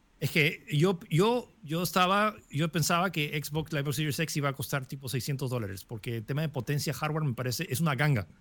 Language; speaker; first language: Spanish; early bilingual, other home language; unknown